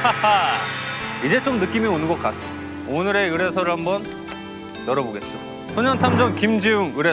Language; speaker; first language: Korean; native; Korean